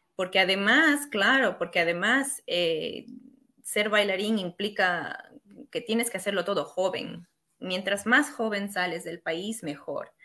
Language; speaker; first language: Spanish; native; Spanish